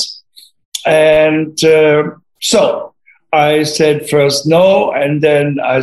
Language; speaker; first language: English; non-native, fluent; German